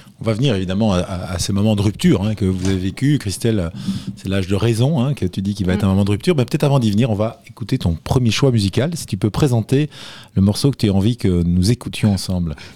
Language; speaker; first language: French; native; French